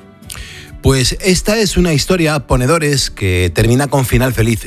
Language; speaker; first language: Spanish; native; Spanish